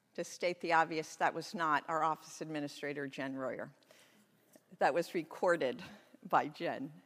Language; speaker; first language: English; native; English